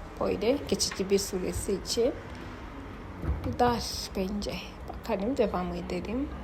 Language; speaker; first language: Turkish; non-native, fluent; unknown